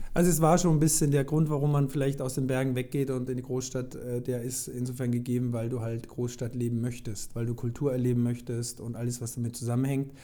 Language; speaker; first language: German; native; German